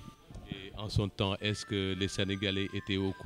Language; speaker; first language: French; non-native, local second language; Wolof